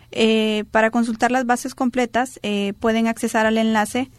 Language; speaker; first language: Spanish; native; Spanish